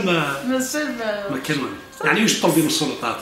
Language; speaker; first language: Arabic; native; Arabic